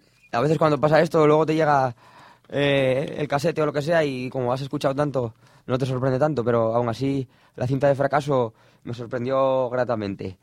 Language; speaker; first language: Spanish; native; Spanish